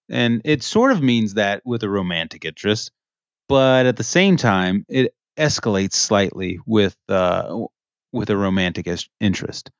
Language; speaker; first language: English; early bilingual, other home language; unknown